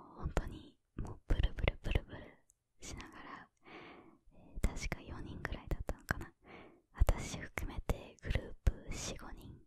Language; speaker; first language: Japanese; early bilingual, heritage; Japanese